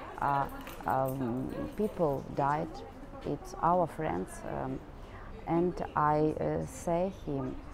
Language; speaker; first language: English; non-native, learner; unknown